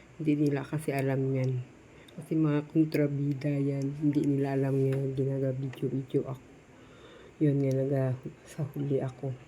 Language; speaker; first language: Filipino; non-native, local second language; Hiligaynon